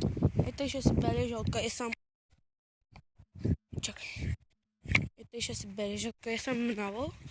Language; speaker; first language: Bulgarian; native; Bulgarian